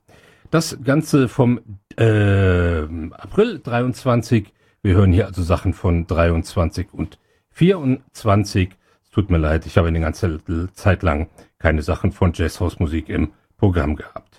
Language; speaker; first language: German; native; German